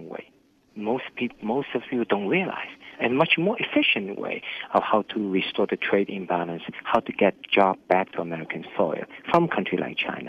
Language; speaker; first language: English; non-native, fluent; Chinese